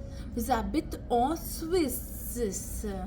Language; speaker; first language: French; non-native, fluent; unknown